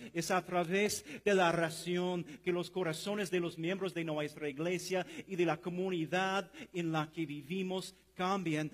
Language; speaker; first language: Spanish; non-native, fluent; English